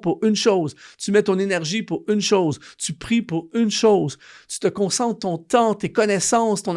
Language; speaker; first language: French; native; French